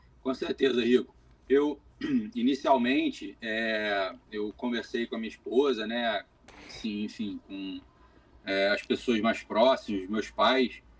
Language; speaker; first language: Portuguese; native; Portuguese